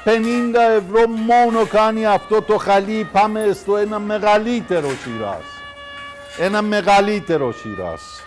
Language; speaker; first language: Greek; non-native, fluent; Persian